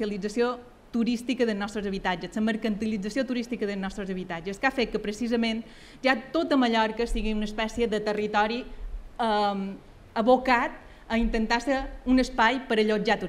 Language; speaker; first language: Catalan; native; Catalan